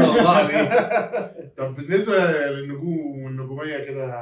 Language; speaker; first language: Arabic; native; Arabic